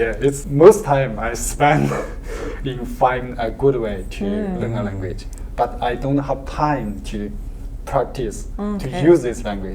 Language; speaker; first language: English; non-native, learner; Chinese